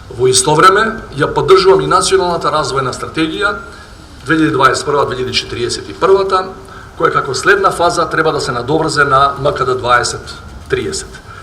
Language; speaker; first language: Macedonian; native; Macedonian